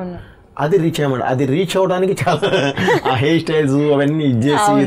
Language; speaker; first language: Telugu; native; Telugu